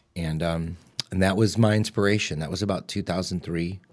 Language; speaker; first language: English; native; English